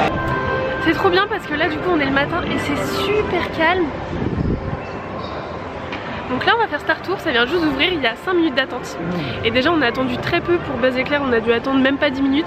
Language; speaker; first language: French; native; French